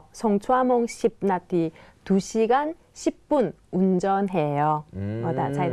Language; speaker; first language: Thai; non-native, fluent; Korean